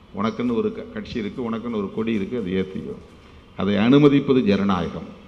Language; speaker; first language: Tamil; native; Tamil